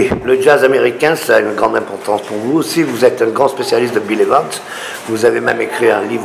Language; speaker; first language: French; native; French